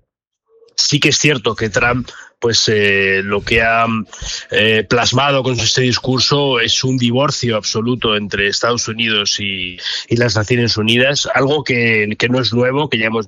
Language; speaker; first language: Spanish; native; Spanish